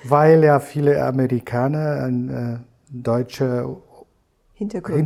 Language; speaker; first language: German; non-native, fluent; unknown